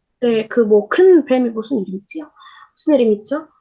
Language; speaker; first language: Korean; non-native, learner; Indonesian